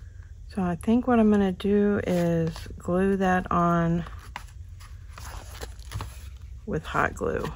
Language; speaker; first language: English; native; English